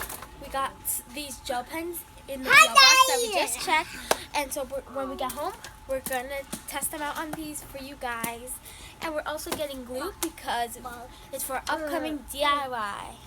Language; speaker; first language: English; native; English